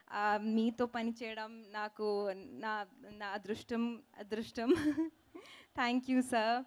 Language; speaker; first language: Telugu; non-native, local second language; Hindi